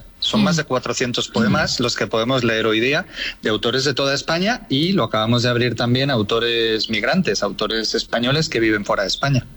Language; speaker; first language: Spanish; native; Spanish